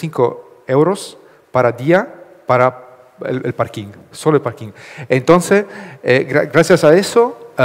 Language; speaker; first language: Spanish; non-native, learner; Italian